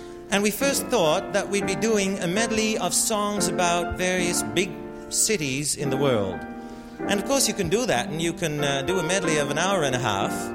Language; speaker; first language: English; non-native, fluent; Dutch